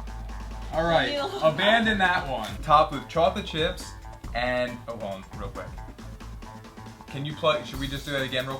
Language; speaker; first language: English; native; English